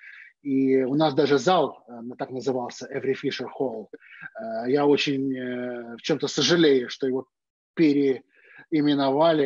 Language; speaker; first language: Russian; native; Russian